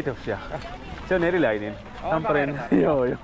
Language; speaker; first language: Finnish; non-native, learner; Sinhala